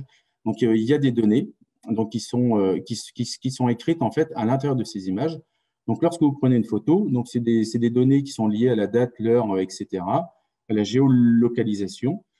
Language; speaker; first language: French; native; French